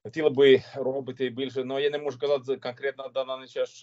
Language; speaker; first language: Ukrainian; non-native, learner; Swedish